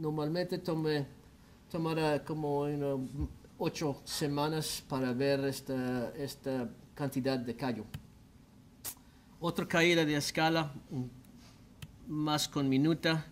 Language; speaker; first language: Spanish; non-native, learner; English